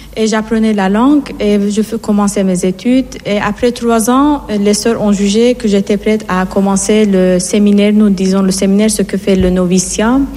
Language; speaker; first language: French; non-native, fluent; Persian